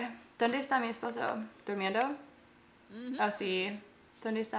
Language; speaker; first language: Spanish; non-native, learner; English